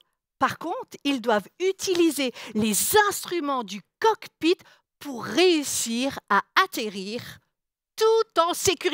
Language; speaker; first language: French; native; French